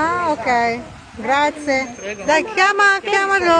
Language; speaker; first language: Italian; non-native, learner; Filipino